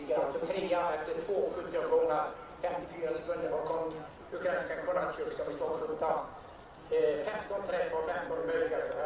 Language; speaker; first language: Swedish; native; Swedish